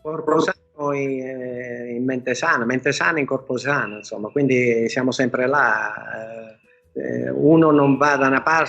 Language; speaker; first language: Italian; native; Italian